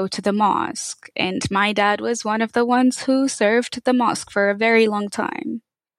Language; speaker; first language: English; native; English